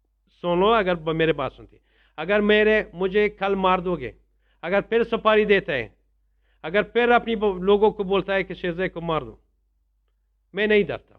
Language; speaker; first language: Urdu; non-native, learner; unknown